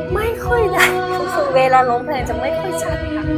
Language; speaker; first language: Thai; non-native, fluent; Japanese